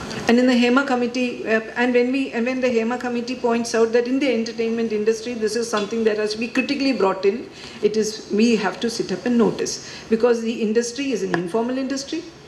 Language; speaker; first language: English; non-native, local second language; Malayalam